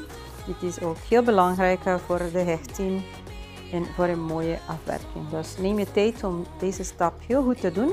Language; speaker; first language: Dutch; non-native, fluent; Spanish